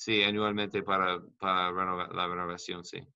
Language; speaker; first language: Spanish; non-native, learner; English